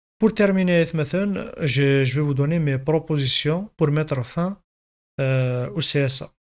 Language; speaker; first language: French; non-native, local second language; Kabyle